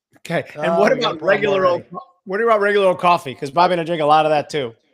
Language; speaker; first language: English; native; English